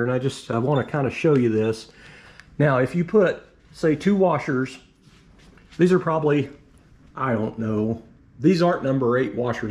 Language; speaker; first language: English; native; English